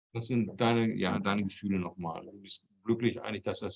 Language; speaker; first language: German; native; German